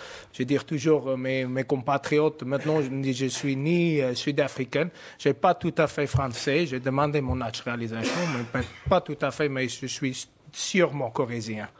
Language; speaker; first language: French; non-native, fluent; Afrikaans